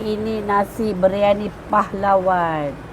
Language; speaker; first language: Malay; native; Malay